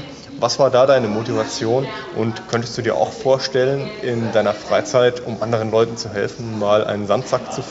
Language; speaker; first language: German; native; German